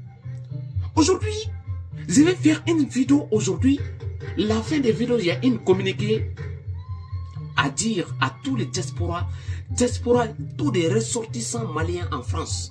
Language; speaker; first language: French; non-native, local second language; Bambara